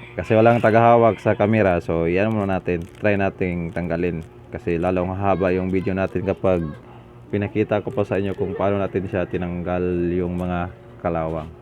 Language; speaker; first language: Filipino; non-native, local second language; Cebuano